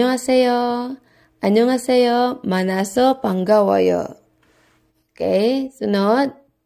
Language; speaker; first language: Korean; non-native, learner; Cebuano